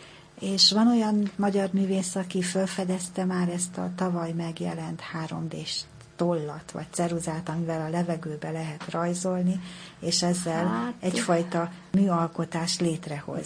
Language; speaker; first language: Hungarian; native; Hungarian